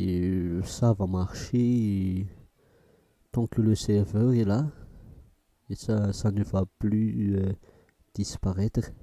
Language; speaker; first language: French; non-native, fluent; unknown